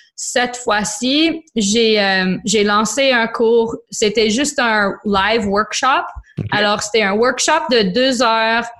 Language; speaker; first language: French; non-native, local second language; English